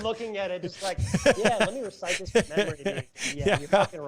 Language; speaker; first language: English; native; English